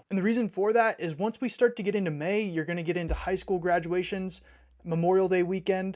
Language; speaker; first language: English; native; English